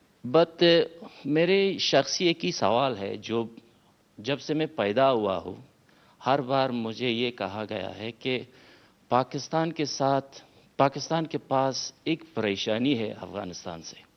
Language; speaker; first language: Hindi; non-native, fluent; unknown